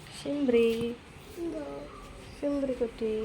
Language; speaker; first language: Malayalam; native; Malayalam